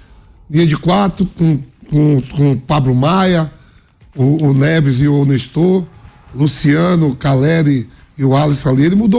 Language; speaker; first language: Portuguese; native; Portuguese